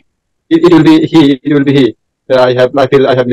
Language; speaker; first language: English; non-native, learner; Bangla